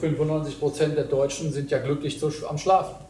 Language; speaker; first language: German; native; German